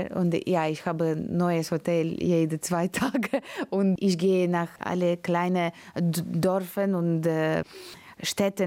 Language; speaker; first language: German; non-native, fluent; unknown